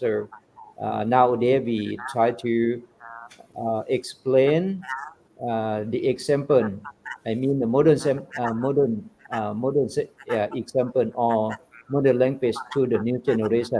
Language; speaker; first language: English; non-native, fluent; Thai